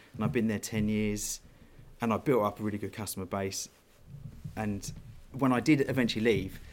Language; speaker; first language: English; native; English